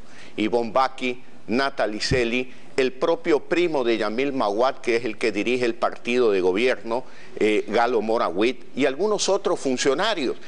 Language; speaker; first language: Spanish; native; Spanish